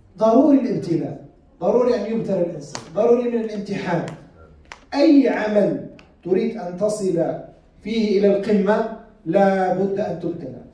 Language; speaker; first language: Arabic; native; Arabic